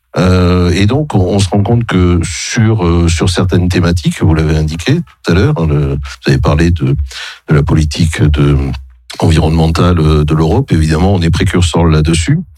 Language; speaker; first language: French; native; French